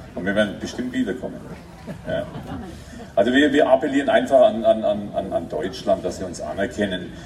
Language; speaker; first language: German; native; German